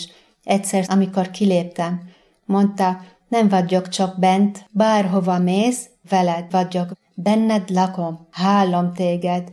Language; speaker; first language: Hungarian; non-native, fluent; Arabic